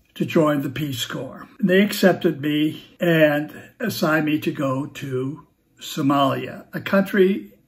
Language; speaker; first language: English; native; English